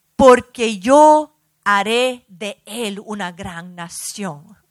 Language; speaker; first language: Spanish; early bilingual, heritage; Spanish